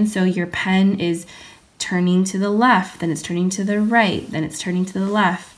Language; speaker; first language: English; native; English